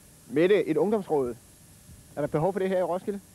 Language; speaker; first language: Danish; native; Danish